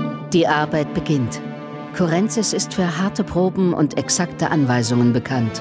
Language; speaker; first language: German; native; German